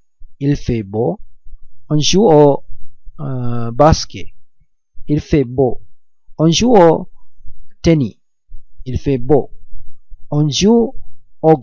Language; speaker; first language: French; non-native, fluent; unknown